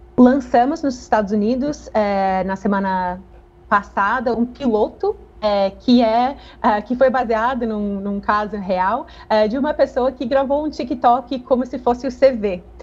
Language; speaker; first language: Portuguese; non-native, fluent; English